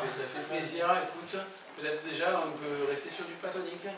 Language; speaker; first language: French; native; French